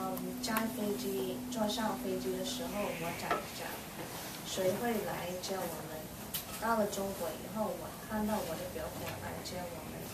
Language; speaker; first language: Chinese; early bilingual, heritage; Chinese